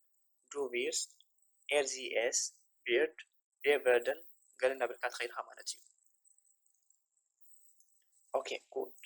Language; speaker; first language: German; non-native, fluent; Tigrinya